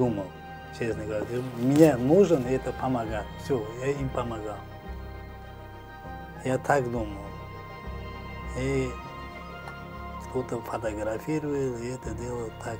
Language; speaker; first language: Russian; non-native, learner; Uzbek